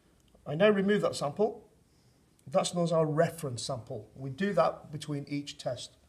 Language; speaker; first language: English; native; English